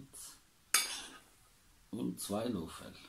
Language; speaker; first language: German; non-native, learner; Italian